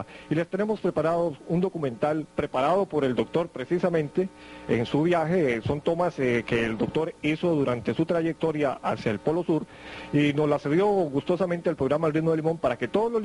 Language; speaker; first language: Spanish; native; Spanish